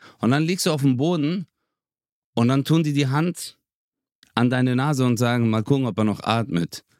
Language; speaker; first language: German; early bilingual, other home language; Turkish